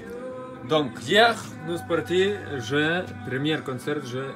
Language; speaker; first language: French; non-native, learner; Lithuanian